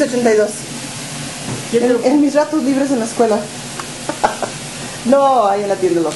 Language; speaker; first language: Spanish; early bilingual, heritage; Spanish